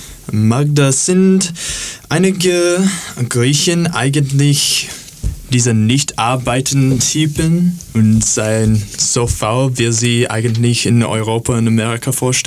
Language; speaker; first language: German; non-native, fluent; English